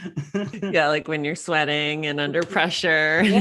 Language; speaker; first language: English; native; English